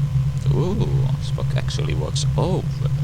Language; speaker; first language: English; native; English